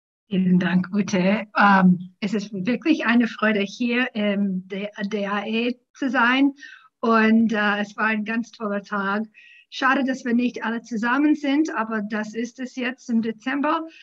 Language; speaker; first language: German; non-native, fluent; English